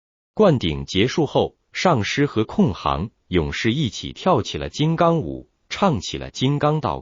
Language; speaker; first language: Chinese; native; Chinese